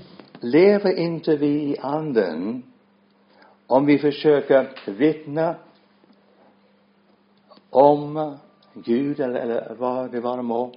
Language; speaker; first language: Swedish; non-native, fluent; English